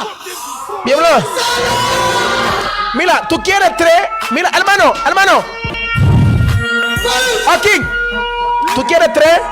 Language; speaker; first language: Spanish; non-native, learner; Haitian Creole